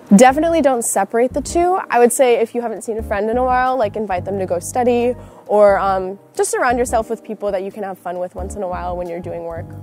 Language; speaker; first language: English; native; English